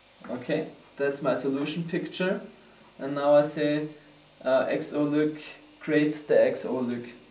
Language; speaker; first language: English; non-native, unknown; German